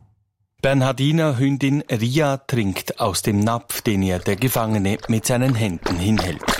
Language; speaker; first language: German; native; German